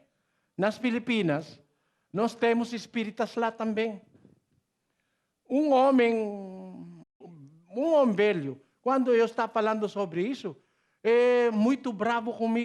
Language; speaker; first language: Portuguese; non-native, learner; Filipino